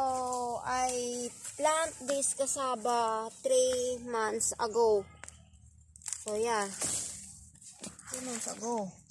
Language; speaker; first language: English; non-native, learner; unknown